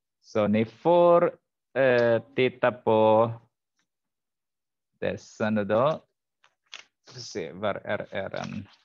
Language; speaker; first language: Swedish; non-native, fluent; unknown